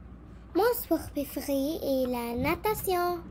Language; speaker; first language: French; non-native, learner; Arabic